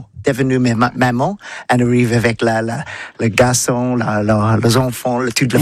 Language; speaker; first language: French; non-native, learner; English